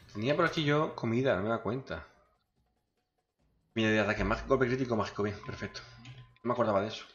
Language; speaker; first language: Spanish; native; Spanish